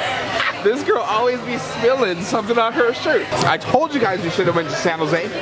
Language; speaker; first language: English; native; English